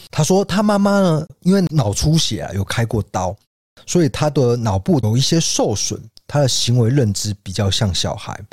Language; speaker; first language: Chinese; native; Chinese